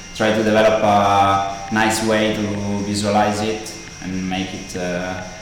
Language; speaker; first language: English; non-native, fluent; Italian